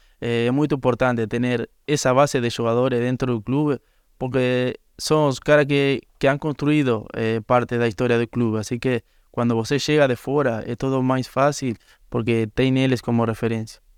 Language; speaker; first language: Portuguese; non-native, learner; Spanish